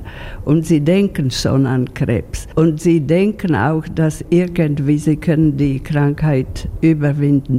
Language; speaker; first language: German; non-native, fluent; Slovak